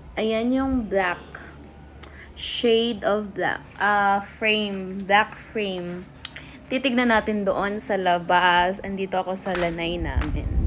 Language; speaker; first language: Filipino; non-native, local second language; Cebuano